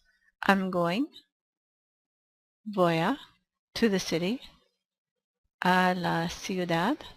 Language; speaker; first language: Spanish; non-native, fluent; English